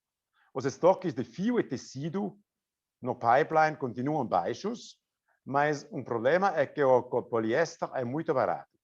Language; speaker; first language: Portuguese; non-native, fluent; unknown